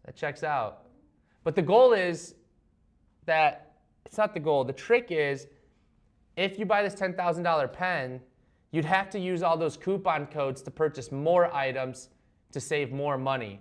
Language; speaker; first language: English; native; English